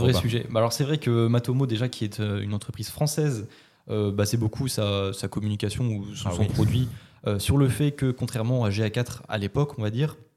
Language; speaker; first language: French; native; French